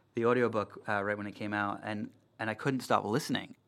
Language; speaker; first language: English; native; English